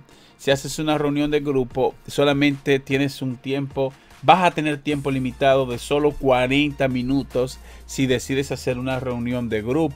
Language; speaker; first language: Spanish; native; Spanish